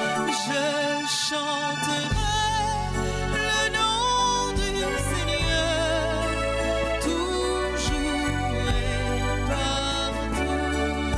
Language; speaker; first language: French; non-native, local second language; Haitian Creole